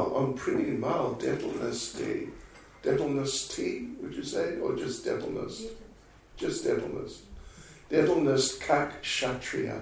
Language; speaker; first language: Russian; non-native, learner; English